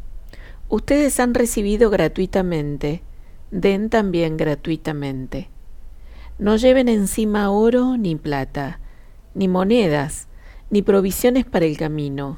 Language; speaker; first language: Spanish; native; Spanish